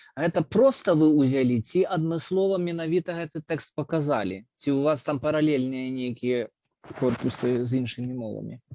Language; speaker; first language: Belarusian; non-native, fluent; Ukrainian